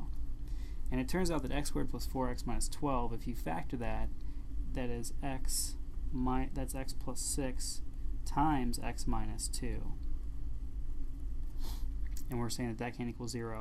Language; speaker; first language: English; native; English